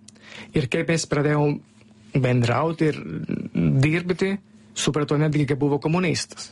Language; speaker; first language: Lithuanian; non-native, fluent; Italian